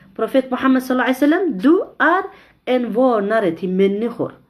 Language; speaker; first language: Swedish; non-native, fluent; Arabic